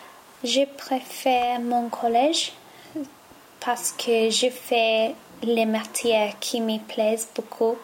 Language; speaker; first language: French; non-native, learner; English